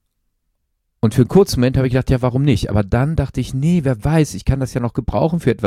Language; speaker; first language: German; native; German